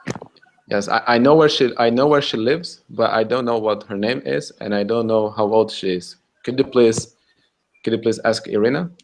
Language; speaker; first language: English; non-native, fluent; Russian